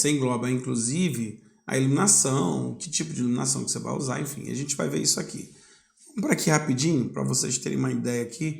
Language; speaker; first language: Portuguese; native; Portuguese